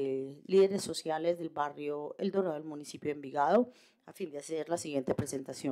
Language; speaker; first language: Spanish; native; Spanish